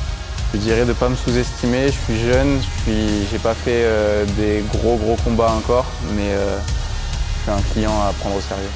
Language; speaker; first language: French; native; French